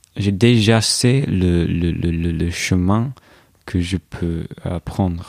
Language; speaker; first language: French; non-native, learner; English